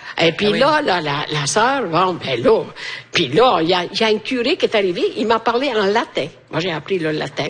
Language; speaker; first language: French; non-native, fluent; Italian